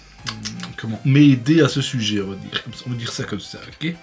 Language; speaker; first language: French; native; French